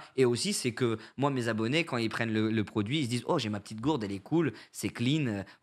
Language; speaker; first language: French; native; French